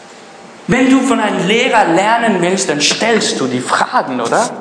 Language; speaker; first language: German; early bilingual, other home language; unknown